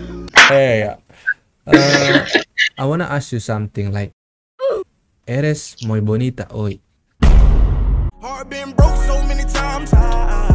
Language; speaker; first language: English; non-native, learner; Indonesian